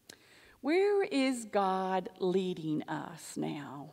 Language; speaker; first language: English; native; English